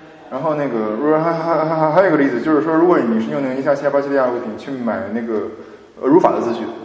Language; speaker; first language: Chinese; native; Chinese